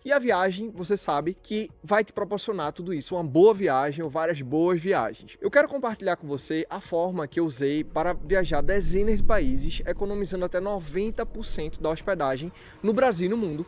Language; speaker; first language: Portuguese; native; Portuguese